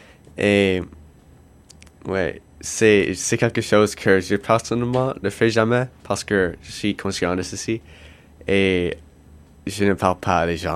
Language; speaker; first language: French; non-native, local second language; English